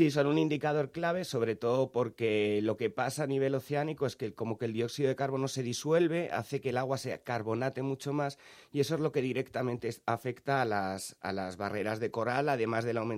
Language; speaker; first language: Spanish; native; Spanish